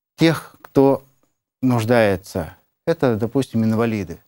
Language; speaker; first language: Russian; native; Russian